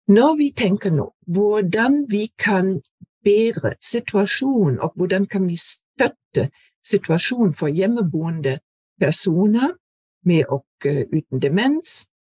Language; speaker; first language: Norwegian; non-native, fluent; German